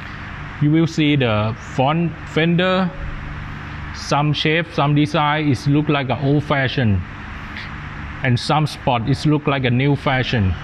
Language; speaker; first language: English; non-native, learner; Thai